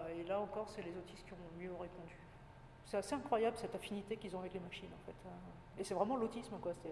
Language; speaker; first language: French; native; French